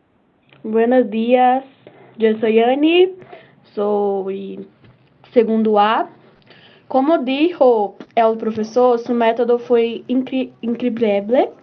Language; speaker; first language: Spanish; non-native, learner; Portuguese